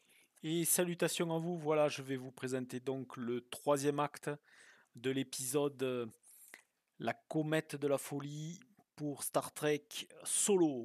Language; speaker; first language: French; native; French